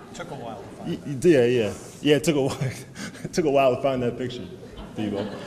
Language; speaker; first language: English; native; English